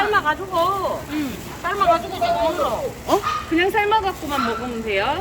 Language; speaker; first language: Korean; native; Korean